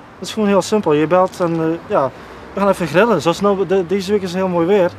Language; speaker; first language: Dutch; early bilingual, other home language; Polish